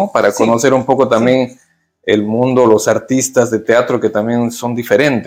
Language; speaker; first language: Spanish; native; Spanish